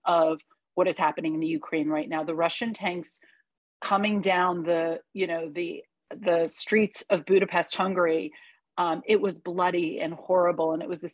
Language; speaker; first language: English; early bilingual, other home language; Hungarian